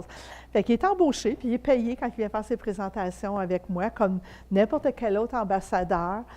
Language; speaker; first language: French; native; French